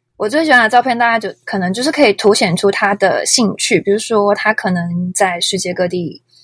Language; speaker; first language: Chinese; native; Chinese